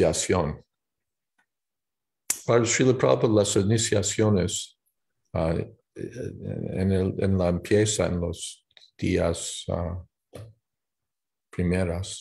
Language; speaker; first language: Spanish; non-native, fluent; English